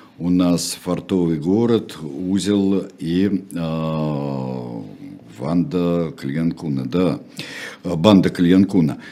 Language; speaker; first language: Russian; native; Russian